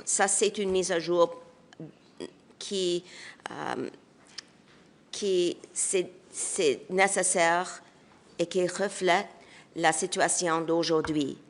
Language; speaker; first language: French; non-native, local second language; English